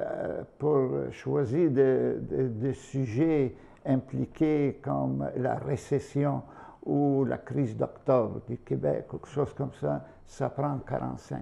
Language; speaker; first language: French; non-native, fluent; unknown